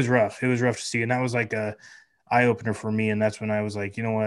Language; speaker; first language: English; native; English